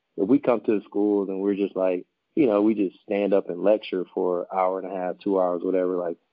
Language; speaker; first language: English; native; English